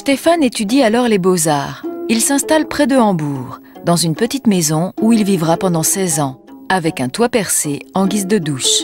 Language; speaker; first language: French; native; French